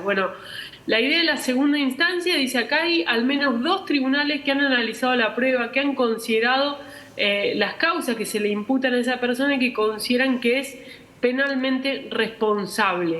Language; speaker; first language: Spanish; native; Spanish